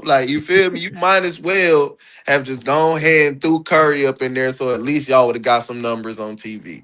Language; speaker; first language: English; native; English